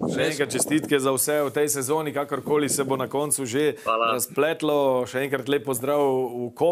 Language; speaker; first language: Slovenian; native; Slovenian